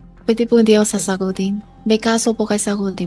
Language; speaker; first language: Filipino; non-native, learner; Chinese